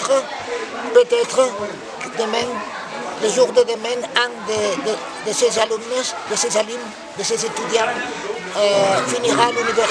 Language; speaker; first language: French; non-native, learner; Spanish